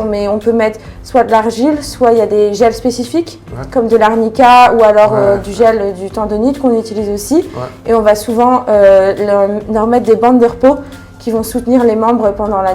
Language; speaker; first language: French; native; French